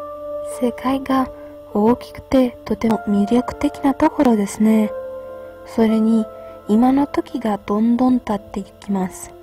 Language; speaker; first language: Japanese; non-native, learner; Romanian